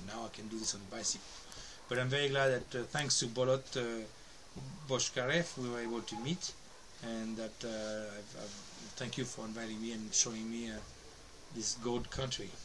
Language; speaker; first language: English; native; English